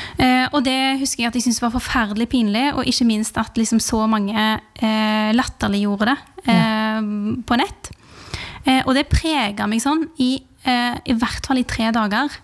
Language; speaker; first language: Norwegian; early bilingual, other home language; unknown